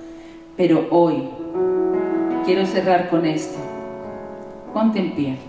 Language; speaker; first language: Spanish; native; Spanish